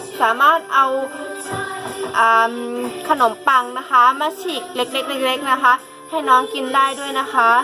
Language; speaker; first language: Thai; native; Thai